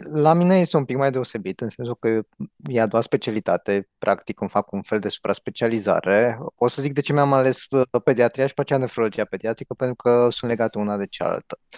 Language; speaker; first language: Romanian; native; Romanian